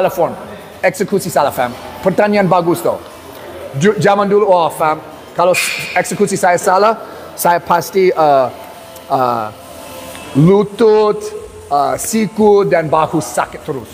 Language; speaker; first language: Indonesian; non-native, learner; English